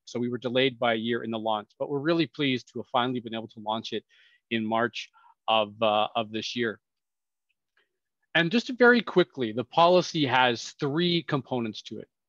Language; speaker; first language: English; native; English